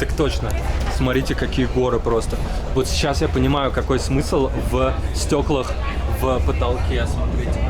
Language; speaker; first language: Russian; native; Russian